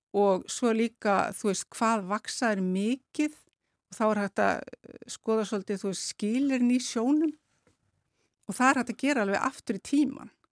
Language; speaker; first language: Icelandic; native; Icelandic